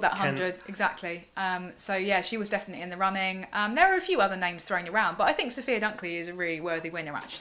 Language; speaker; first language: English; native; English